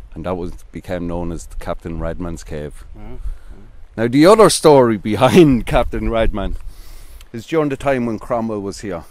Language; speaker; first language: English; native; English